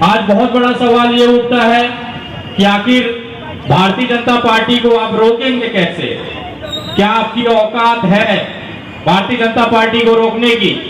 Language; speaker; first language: Hindi; native; Hindi